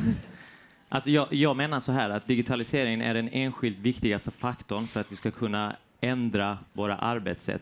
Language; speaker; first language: Swedish; native; Swedish